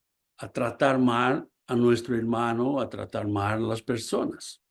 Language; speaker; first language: Spanish; non-native, fluent; Portuguese